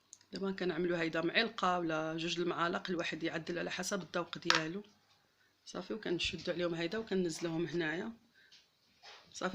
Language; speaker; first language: Arabic; native; Arabic